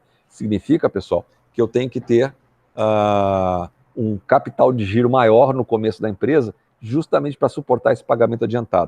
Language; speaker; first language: Portuguese; native; Portuguese